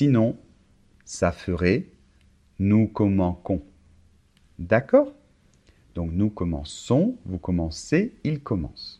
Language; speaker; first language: French; native; French